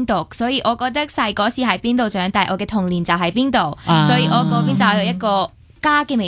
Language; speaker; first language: Cantonese; early bilingual, other home language; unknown